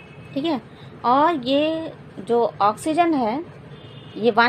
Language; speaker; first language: Hindi; native; Hindi